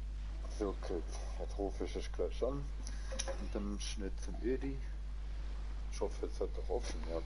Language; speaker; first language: German; native; German